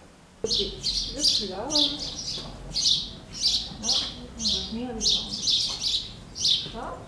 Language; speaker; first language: French; native; French